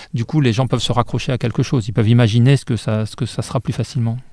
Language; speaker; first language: French; native; French